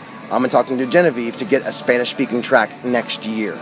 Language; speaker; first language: English; early bilingual, other home language; Spanish